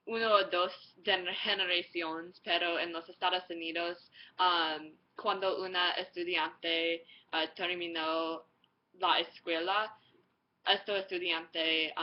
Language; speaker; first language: Spanish; non-native, learner; English